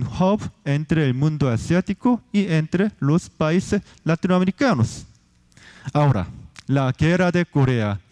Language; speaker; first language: Spanish; non-native, fluent; Korean